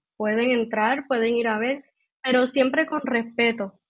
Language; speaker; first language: Spanish; native; Spanish